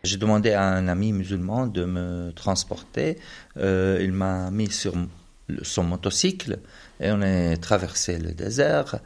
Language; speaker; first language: French; non-native, fluent; Arabic